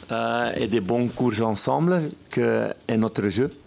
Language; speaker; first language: French; non-native, fluent; Dutch